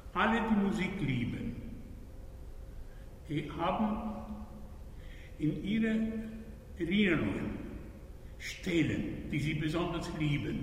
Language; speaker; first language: German; non-native, fluent; Spanish